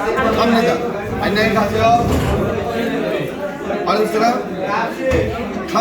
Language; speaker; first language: Korean; non-native, fluent; Bangla